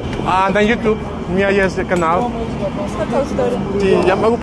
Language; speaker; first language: Russian; non-native, learner; Spanish